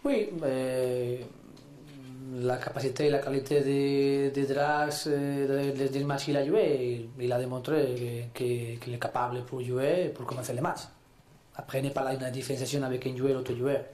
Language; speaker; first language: French; non-native, learner; Spanish